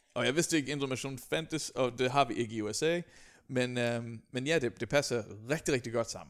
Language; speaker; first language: Danish; non-native, fluent; English